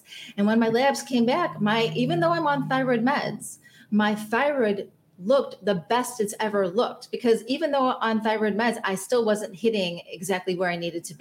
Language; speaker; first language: English; native; English